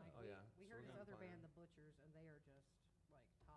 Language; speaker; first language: English; native; English